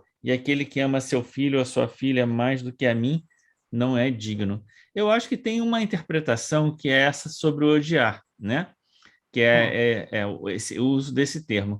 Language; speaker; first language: Portuguese; native; Portuguese